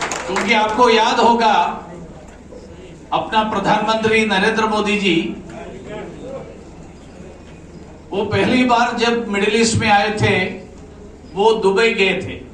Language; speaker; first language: Hindi; non-native, local second language; Malayalam